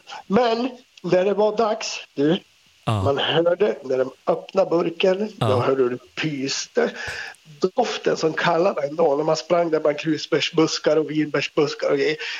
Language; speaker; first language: Swedish; native; Swedish